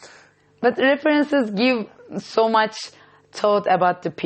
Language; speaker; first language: English; non-native, fluent; Turkish